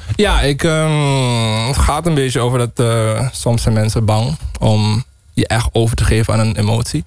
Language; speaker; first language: Dutch; native; Dutch